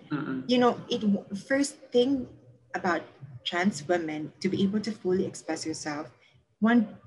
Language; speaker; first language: English; non-native, local second language; Cebuano